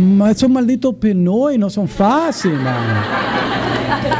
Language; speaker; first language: Spanish; early bilingual, heritage; Spanish